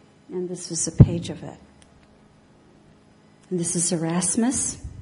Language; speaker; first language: English; native; English